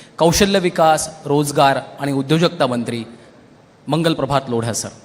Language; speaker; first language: Marathi; native; Marathi